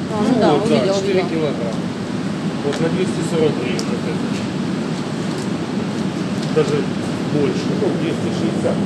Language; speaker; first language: Russian; non-native, local second language; Ukrainian